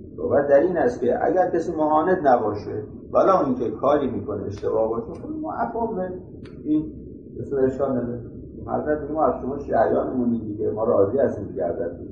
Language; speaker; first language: Persian; non-native, local second language; Arabic